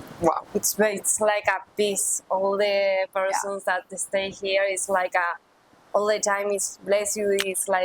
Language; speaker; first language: English; non-native, learner; Spanish